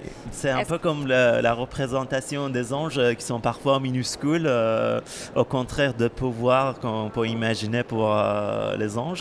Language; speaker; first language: French; non-native, fluent; Persian